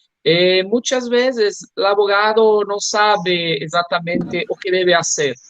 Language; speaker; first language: Spanish; non-native, learner; Portuguese